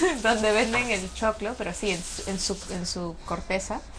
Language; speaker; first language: Spanish; native; Spanish